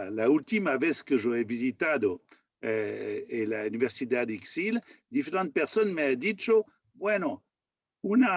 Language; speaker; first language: Spanish; non-native, learner; French